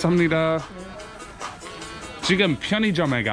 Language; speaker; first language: Korean; non-native, learner; English